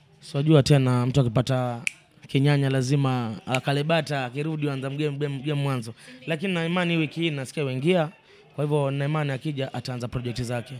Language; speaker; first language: Swahili; native; Swahili